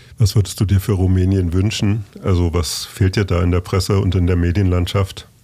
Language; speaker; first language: German; native; German